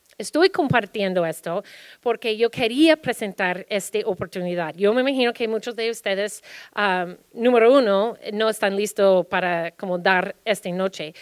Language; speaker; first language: Spanish; early bilingual, heritage; Spanish